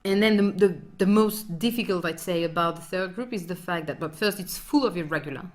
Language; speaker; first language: English; non-native, fluent; French